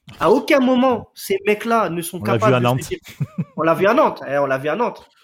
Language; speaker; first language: French; native; French